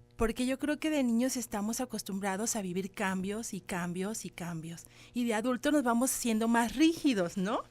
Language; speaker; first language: Spanish; native; Spanish